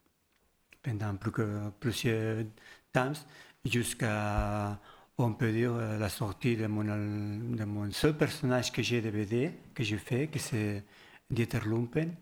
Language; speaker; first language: French; non-native, learner; Spanish